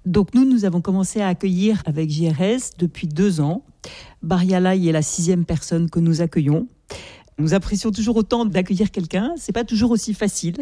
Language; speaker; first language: French; native; French